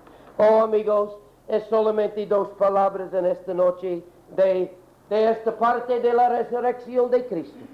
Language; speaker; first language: Spanish; non-native, learner; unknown